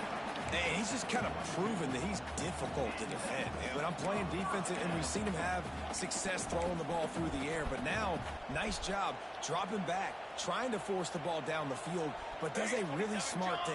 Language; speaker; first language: English; native; English